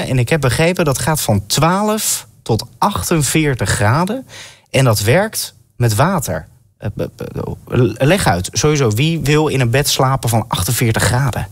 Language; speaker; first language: Dutch; native; Dutch